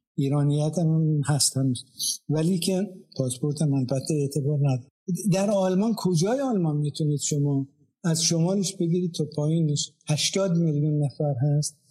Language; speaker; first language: Persian; non-native, local second language; Azerbaijani